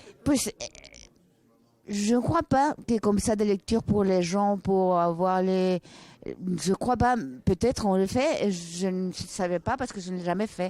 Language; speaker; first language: French; non-native, fluent; Spanish